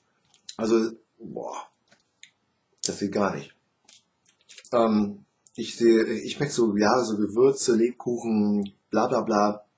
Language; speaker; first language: German; native; German